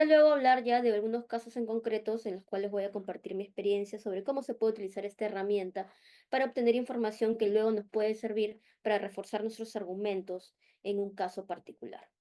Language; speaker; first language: Spanish; native; Spanish